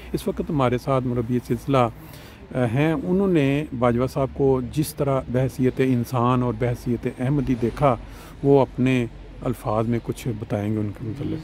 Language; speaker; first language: Urdu; non-native, local second language; Punjabi